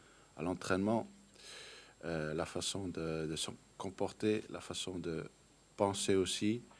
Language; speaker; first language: French; non-native, fluent; Danish